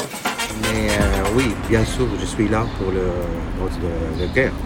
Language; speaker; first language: French; non-native, learner; Arabic